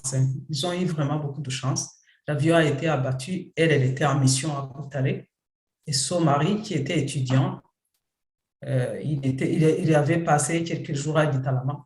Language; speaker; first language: French; non-native, local second language; Kinyarwanda